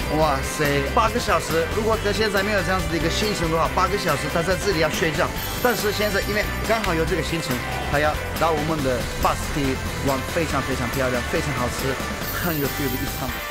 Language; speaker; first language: Chinese; non-native, fluent; Turkish